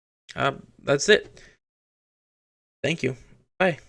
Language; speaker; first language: English; native; English